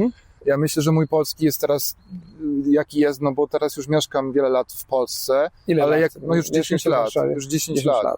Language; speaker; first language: Polish; early bilingual, heritage; German